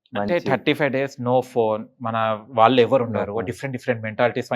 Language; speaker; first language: Telugu; native; Telugu